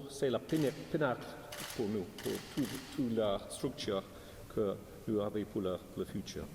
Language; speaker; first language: French; non-native, learner; English